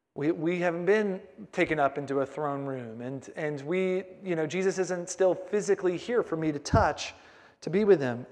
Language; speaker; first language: English; native; English